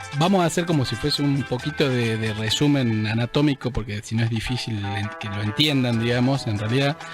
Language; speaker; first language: Spanish; native; Spanish